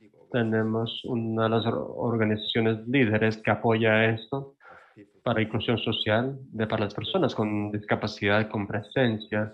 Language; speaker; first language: Spanish; non-native, fluent; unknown